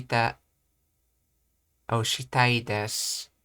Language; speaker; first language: Japanese; non-native, learner; English